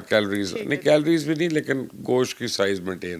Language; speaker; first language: Urdu; native; Urdu